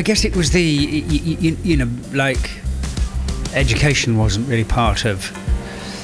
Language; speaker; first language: English; native; English